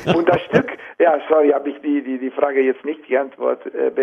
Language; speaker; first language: German; non-native, fluent; Italian